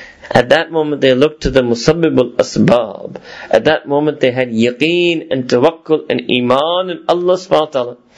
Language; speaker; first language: English; early bilingual, other home language; Urdu